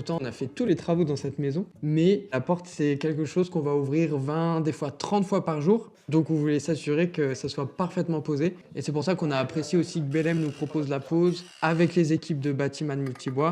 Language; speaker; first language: French; native; French